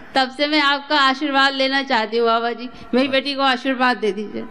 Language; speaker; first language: Hindi; native; Hindi